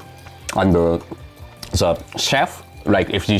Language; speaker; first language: English; non-native, learner; Japanese